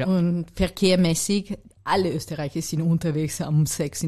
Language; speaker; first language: German; non-native, learner; Italian